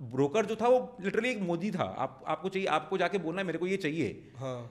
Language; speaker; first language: Hindi; non-native, local second language; Marwari